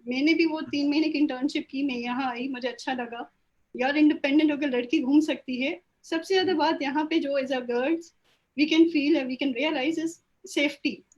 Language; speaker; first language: Urdu; non-native, local second language; Sindhi